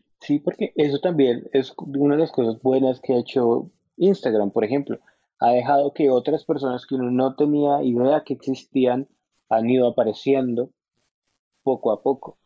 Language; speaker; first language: Spanish; native; Spanish